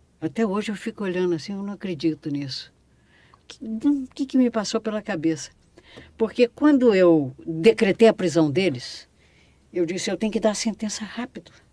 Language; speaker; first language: Portuguese; native; Portuguese